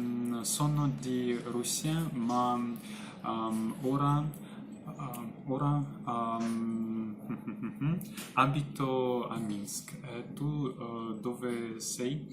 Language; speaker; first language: Italian; non-native, learner; Russian